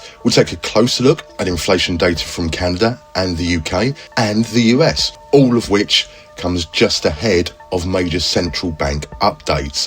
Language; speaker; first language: English; native; English